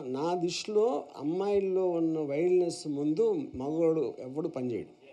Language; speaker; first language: Telugu; native; Telugu